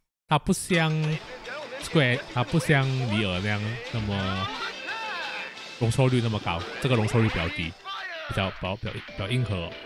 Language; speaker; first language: Chinese; native; Chinese